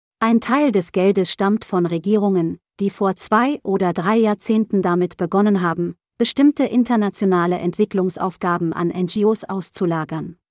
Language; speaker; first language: German; native; German